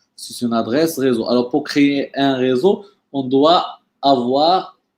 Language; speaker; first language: French; non-native, local second language; Arabic